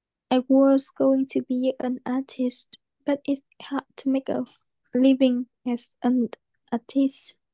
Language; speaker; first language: English; non-native, learner; Vietnamese